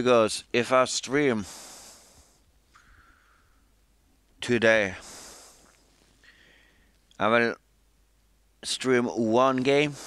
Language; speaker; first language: English; non-native, fluent; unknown